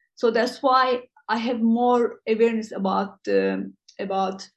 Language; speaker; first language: English; non-native, fluent; Turkish